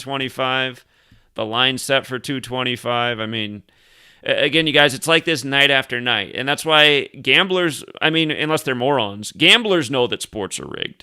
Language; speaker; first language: English; native; English